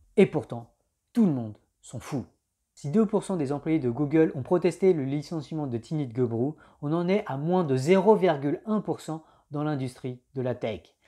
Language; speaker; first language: French; native; French